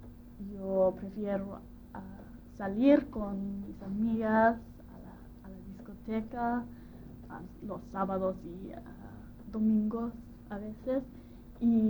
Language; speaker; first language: Spanish; non-native, learner; English